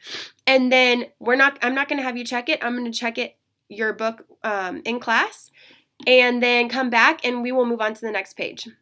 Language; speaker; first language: English; native; English